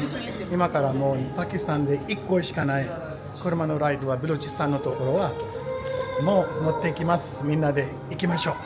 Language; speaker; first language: Japanese; non-native, fluent; Urdu